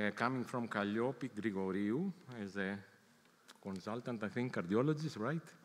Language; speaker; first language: English; non-native, fluent; Greek